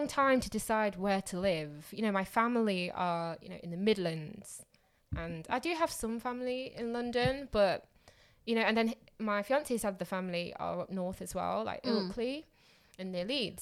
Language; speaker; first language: English; native; English